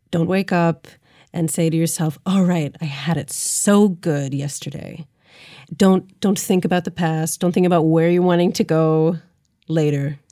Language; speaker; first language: English; native; English